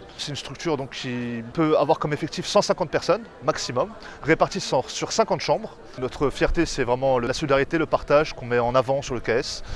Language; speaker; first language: French; native; French